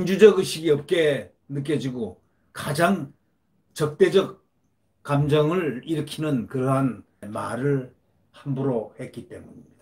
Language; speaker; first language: Korean; native; Korean